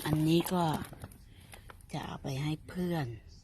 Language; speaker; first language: Thai; native; Thai